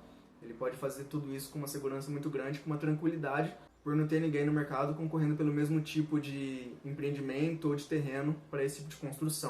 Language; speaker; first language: Portuguese; native; Portuguese